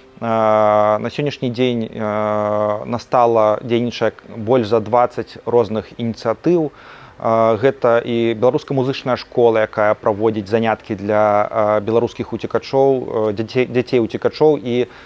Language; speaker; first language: Belarusian; native; Belarusian